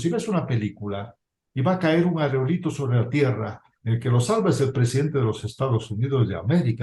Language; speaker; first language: Spanish; native; Spanish